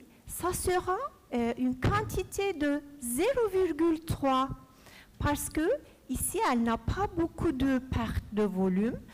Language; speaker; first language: French; non-native, fluent; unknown